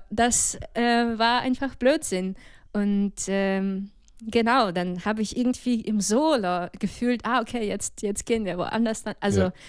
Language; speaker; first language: German; non-native, fluent; Ukrainian